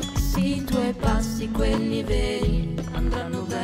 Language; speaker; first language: Italian; non-native, local second language; Venetian